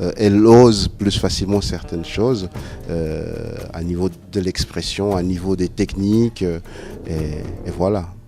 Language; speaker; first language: French; non-native, local second language; Fang